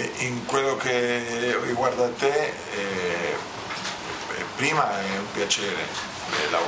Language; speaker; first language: Italian; non-native, fluent; Spanish